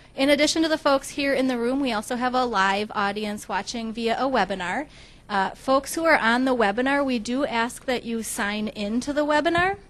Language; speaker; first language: English; native; English